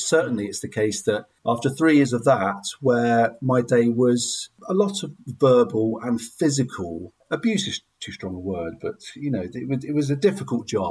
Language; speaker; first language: English; native; English